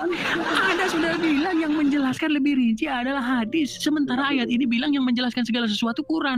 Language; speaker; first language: Indonesian; native; Indonesian